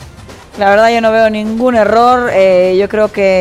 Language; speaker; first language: Spanish; native; Spanish